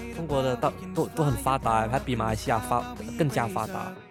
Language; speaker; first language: Chinese; non-native, local second language; Cantonese